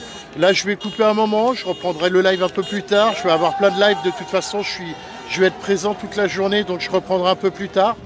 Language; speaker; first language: French; native; French